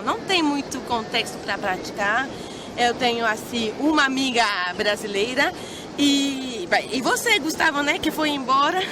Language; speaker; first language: Portuguese; non-native, fluent; Spanish